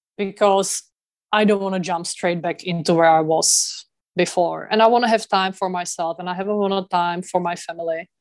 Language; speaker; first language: English; non-native, fluent; Czech